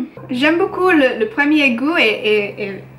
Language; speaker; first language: French; non-native, learner; English